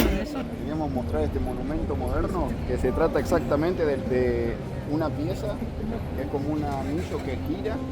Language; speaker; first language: Spanish; native; Spanish